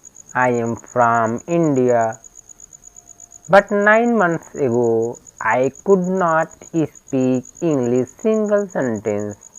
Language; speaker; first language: English; non-native, learner; Hindi